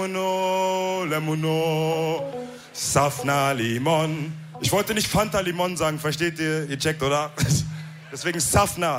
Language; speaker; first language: German; early bilingual, other home language; Wolof